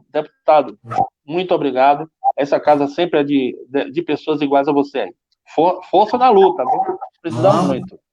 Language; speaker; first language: Portuguese; native; Portuguese